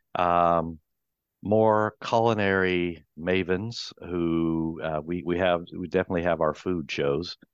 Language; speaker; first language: English; native; English